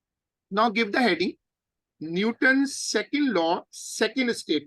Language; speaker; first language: English; non-native, local second language; Urdu